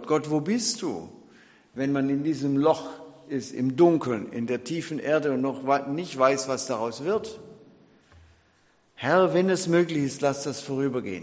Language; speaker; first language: German; native; German